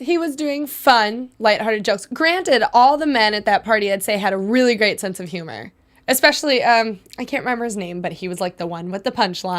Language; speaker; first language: English; native; English